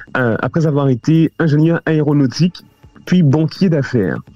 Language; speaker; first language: French; native; French